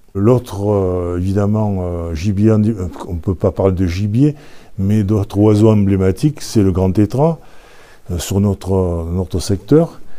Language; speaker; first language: French; native; French